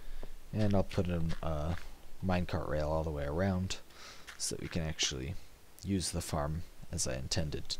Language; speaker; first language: English; native; English